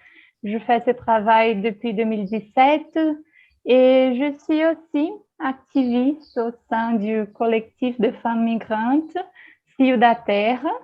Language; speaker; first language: French; non-native, fluent; Portuguese